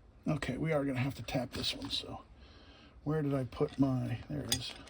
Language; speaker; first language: English; native; English